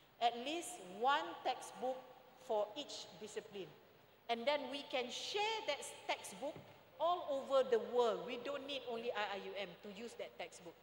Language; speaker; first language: English; non-native, local second language; Malay